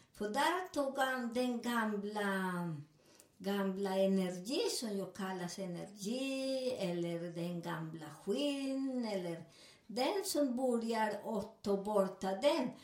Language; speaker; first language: Swedish; non-native, learner; Spanish